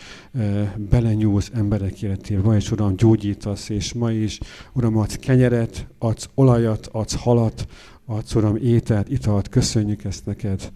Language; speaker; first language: Hungarian; native; Hungarian